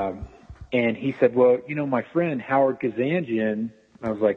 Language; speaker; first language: English; native; English